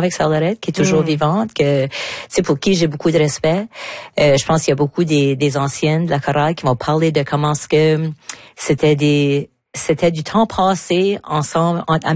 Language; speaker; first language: French; native; French